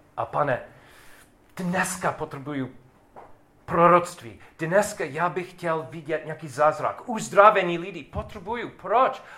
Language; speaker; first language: Czech; non-native, learner; English